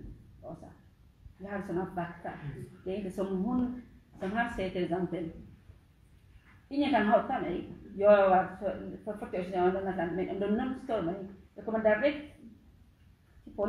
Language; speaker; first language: Swedish; non-native, learner; Tigrinya